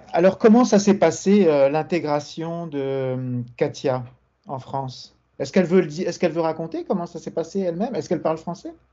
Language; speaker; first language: French; native; French